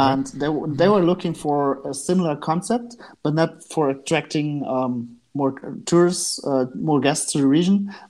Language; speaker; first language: English; non-native, fluent; German